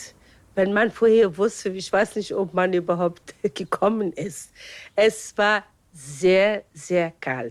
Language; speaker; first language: German; non-native, fluent; Arabic